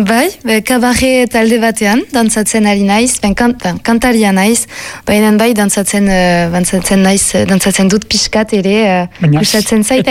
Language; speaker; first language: Basque; non-native, local second language; French